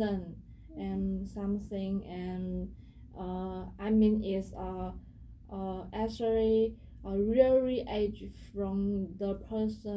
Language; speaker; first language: English; non-native, learner; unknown